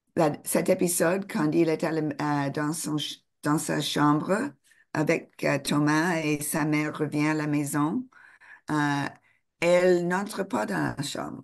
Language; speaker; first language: French; non-native, fluent; English